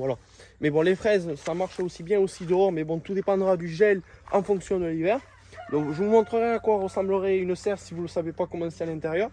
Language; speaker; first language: French; native; French